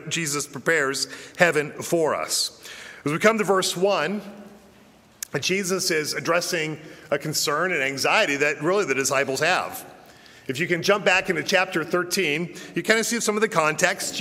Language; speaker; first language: English; native; English